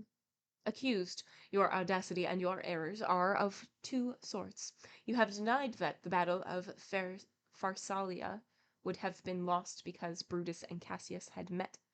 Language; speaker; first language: English; native; English